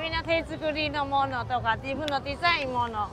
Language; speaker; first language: Japanese; non-native, fluent; Chinese